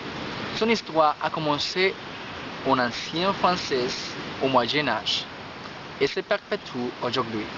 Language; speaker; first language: French; non-native, learner; Spanish